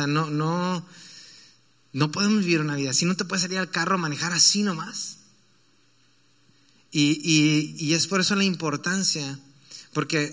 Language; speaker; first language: Spanish; native; Spanish